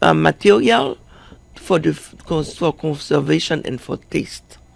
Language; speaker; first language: English; non-native, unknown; Haitian Creole